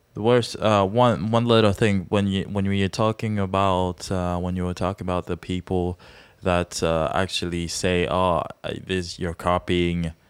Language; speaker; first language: English; non-native, fluent; Czech